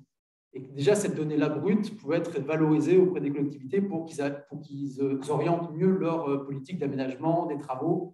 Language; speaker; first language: French; native; French